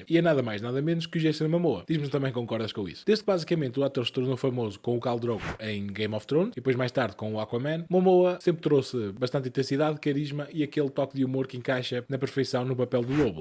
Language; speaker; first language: Portuguese; native; Portuguese